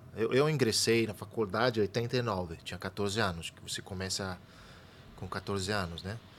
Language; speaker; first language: Portuguese; non-native, fluent; Italian